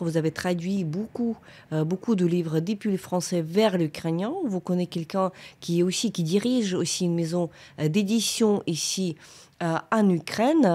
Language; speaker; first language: French; non-native, fluent; Ukrainian